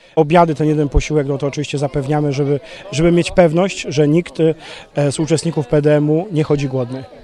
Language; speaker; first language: Polish; native; Polish